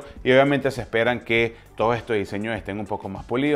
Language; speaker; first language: Spanish; native; Spanish